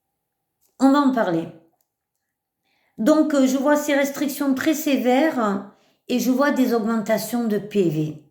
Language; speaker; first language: French; native; French